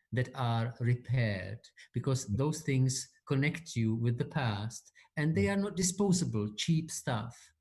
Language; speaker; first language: English; non-native, fluent; Czech